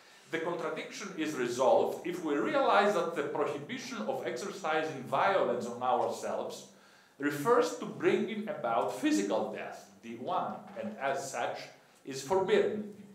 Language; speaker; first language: English; non-native, fluent; Greek